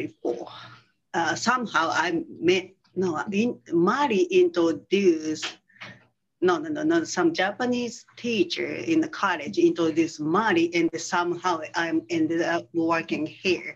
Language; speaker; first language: English; non-native, fluent; Japanese